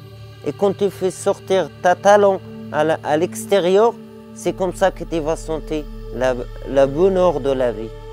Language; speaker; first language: French; non-native, learner; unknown